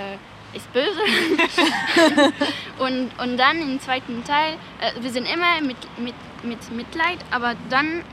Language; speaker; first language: German; non-native, learner; French